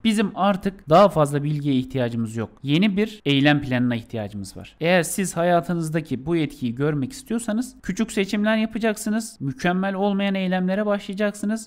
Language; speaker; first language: Turkish; native; Turkish